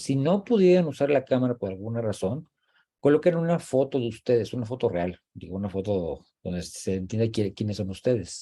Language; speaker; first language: Spanish; native; Spanish